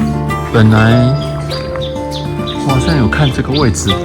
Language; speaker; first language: Chinese; native; Chinese